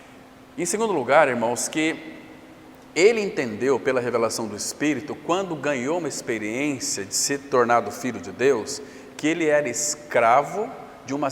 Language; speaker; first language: Portuguese; native; Portuguese